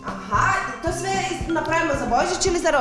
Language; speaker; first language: Croatian; native; Croatian